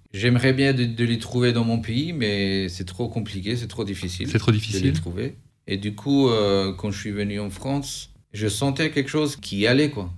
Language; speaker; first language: French; non-native, fluent; Albanian